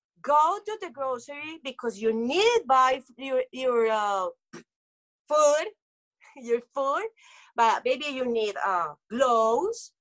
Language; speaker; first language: English; non-native, local second language; Spanish